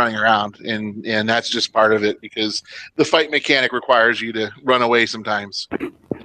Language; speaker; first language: English; native; English